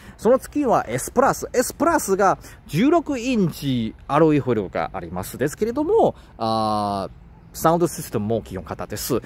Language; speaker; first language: Japanese; non-native, learner; Chinese